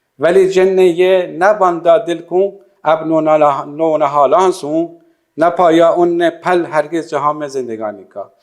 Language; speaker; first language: Urdu; non-native, fluent; Persian